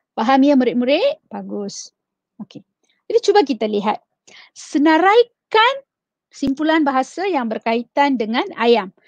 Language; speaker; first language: Malay; non-native, local second language; Tamil